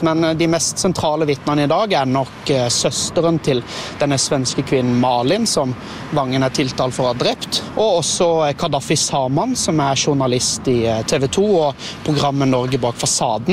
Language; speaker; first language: Norwegian; native; Norwegian